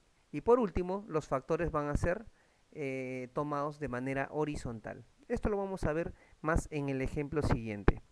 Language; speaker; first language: Spanish; native; Spanish